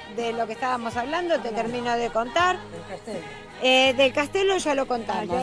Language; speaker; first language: Spanish; native; Spanish